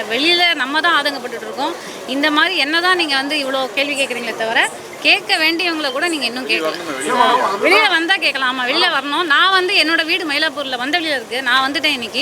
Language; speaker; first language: Tamil; native; Tamil